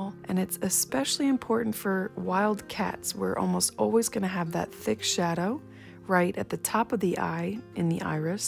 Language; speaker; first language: English; native; English